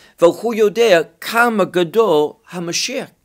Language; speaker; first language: Hebrew; non-native, fluent; English